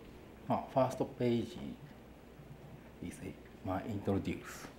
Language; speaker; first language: English; non-native, learner; Japanese